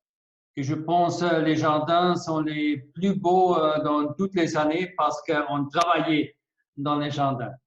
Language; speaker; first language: French; non-native, fluent; German